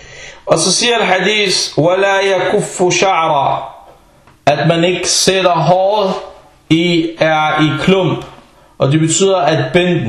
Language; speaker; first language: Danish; non-native, fluent; Arabic